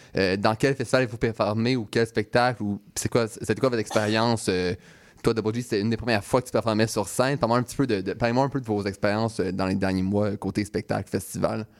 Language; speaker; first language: French; native; French